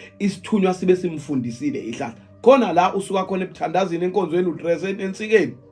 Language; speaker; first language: Zulu; native; Zulu